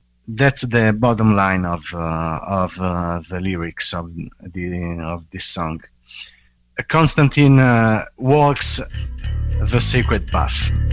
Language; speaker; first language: English; non-native, fluent; Italian